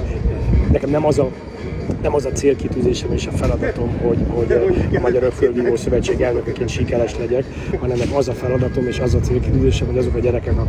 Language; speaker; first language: Hungarian; native; Hungarian